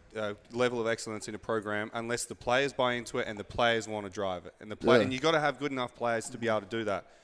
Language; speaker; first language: English; native; English